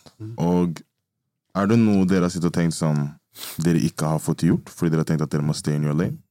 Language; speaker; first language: Norwegian; early bilingual, other home language; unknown